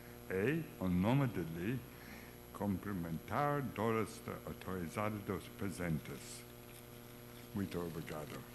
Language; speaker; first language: Portuguese; non-native, learner; English